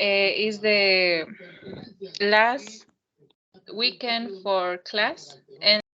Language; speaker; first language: English; non-native, learner; Spanish